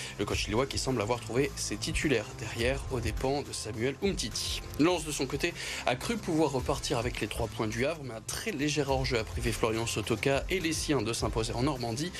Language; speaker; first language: French; native; French